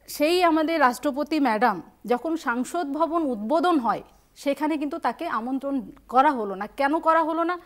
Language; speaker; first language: Bangla; non-native, local second language; Santali